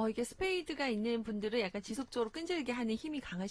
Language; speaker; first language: Korean; native; Korean